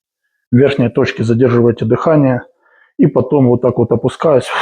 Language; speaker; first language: Russian; native; Russian